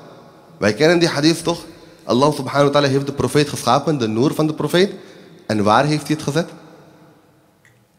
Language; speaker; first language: Dutch; early bilingual, other home language; Urdu